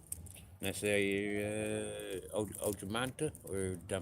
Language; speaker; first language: Spanish; non-native, learner; English